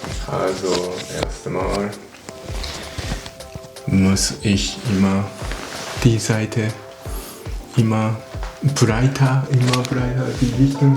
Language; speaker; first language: German; non-native, learner; Japanese